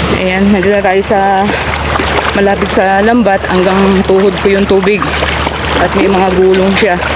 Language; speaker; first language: Filipino; native; Filipino